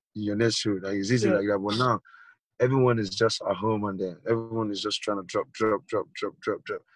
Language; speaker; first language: English; non-native, local second language; Yoruba